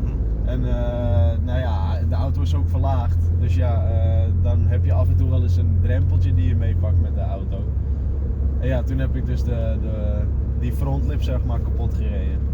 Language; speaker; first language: Dutch; native; Dutch